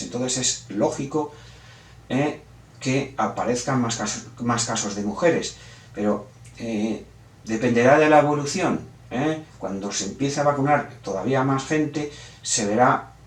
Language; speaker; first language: Spanish; native; Spanish